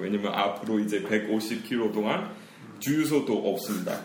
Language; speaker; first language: Korean; non-native, fluent; English